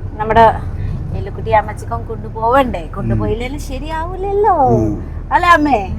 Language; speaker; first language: Malayalam; non-native, learner; Nepali